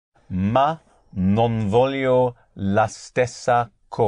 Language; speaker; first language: Italian; non-native, learner; English